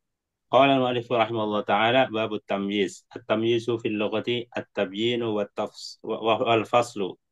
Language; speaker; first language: Arabic; non-native, fluent; Indonesian